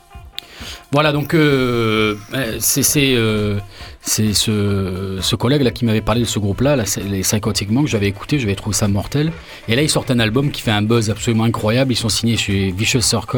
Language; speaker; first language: French; native; French